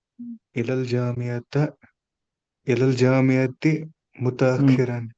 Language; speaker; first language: Arabic; non-native, learner; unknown